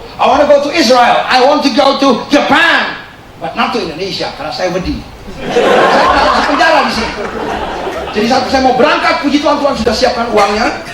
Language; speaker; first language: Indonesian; early bilingual, heritage; Indonesian